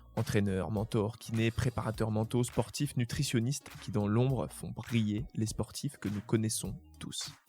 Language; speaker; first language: French; native; French